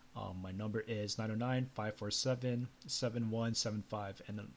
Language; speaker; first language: English; native; English